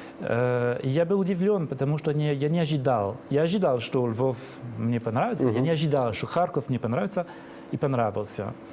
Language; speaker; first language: Russian; non-native, fluent; French